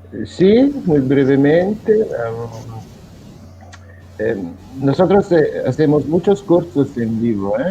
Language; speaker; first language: Spanish; non-native, fluent; Italian